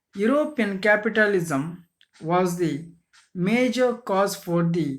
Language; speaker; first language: English; non-native, local second language; Kannada